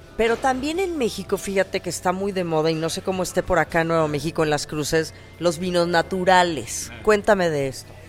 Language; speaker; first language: Spanish; native; Spanish